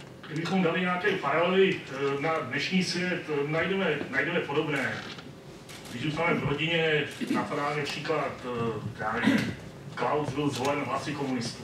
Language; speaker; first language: Czech; native; Czech